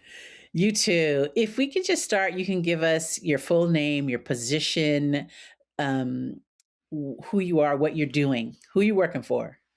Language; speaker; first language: English; native; English